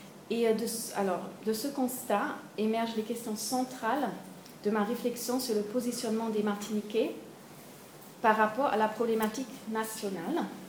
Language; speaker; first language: French; non-native, fluent; German